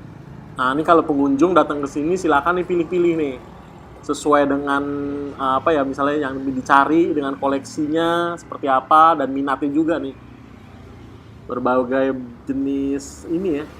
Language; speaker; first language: Indonesian; native; Indonesian